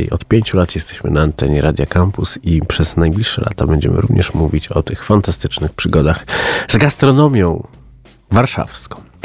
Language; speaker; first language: Polish; native; Polish